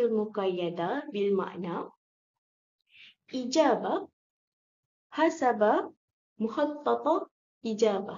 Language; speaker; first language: Arabic; non-native, learner; Malay